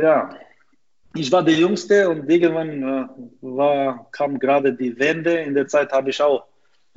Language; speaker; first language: German; non-native, fluent; Albanian